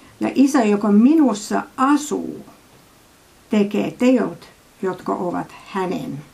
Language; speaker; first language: Finnish; non-native, fluent; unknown